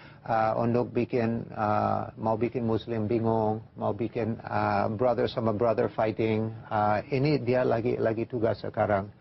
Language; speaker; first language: Indonesian; non-native, fluent; English